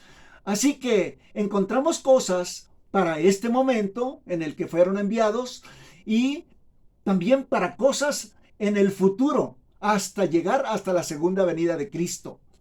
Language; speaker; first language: Spanish; native; Spanish